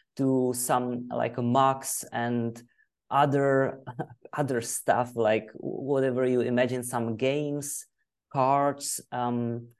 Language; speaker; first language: English; non-native, fluent; Czech